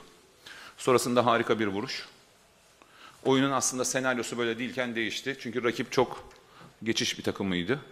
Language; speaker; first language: Turkish; native; Turkish